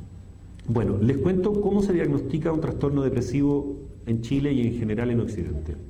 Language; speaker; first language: Spanish; native; Spanish